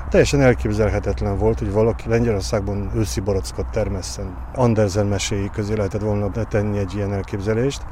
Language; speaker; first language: Hungarian; non-native, fluent; Polish